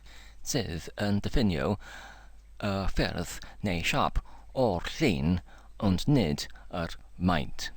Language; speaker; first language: Welsh; non-native, learner; English